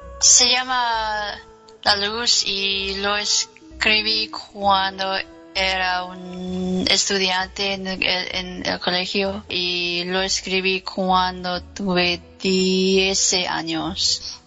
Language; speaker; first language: Spanish; non-native, learner; English